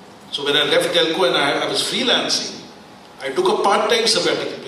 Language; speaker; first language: English; non-native, local second language; Hindi